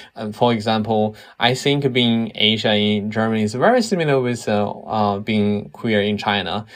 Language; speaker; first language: English; non-native, fluent; Chinese